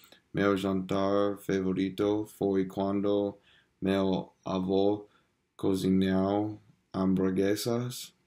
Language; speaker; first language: Portuguese; non-native, learner; English